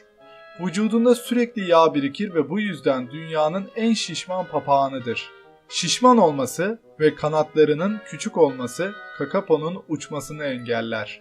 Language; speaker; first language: Turkish; native; Turkish